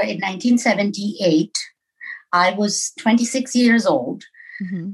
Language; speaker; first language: English; non-native, local second language; Tamil